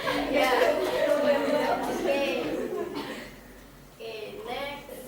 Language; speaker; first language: English; non-native, fluent; Indonesian